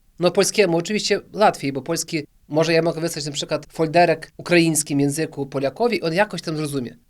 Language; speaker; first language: Polish; early bilingual, heritage; Polish